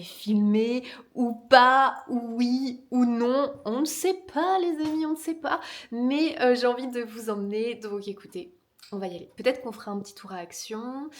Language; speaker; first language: French; native; French